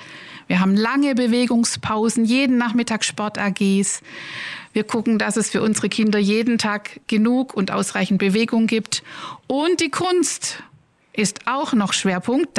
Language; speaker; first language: German; native; German